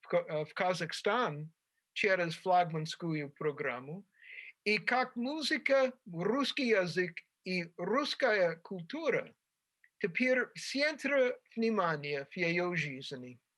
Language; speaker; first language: Russian; non-native, fluent; English